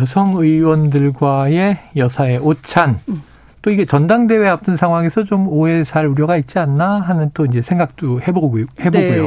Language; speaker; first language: Korean; native; Korean